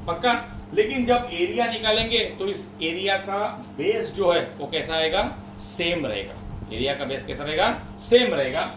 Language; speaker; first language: Hindi; non-native, local second language; Marathi